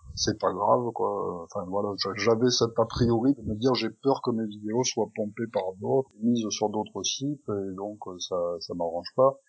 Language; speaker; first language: French; native; French